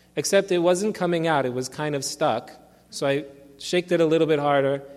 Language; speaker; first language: English; early bilingual, other home language; Armenian